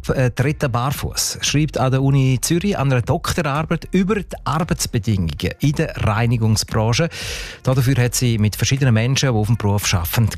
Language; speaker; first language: German; native; German